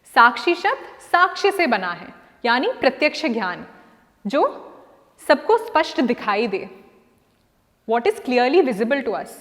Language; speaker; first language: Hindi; non-native, local second language; Malayalam